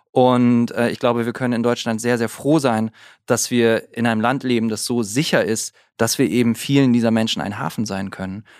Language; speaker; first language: German; native; German